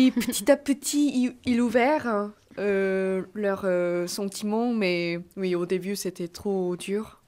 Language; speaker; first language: French; non-native, fluent; Korean